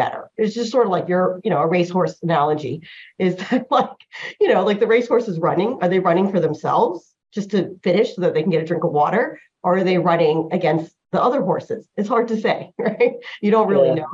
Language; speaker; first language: English; early bilingual, other home language; Chinese